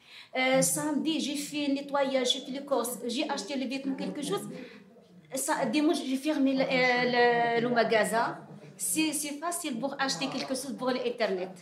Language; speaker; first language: French; non-native, learner; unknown